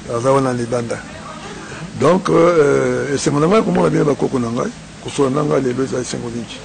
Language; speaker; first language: Lingala; native; Lingala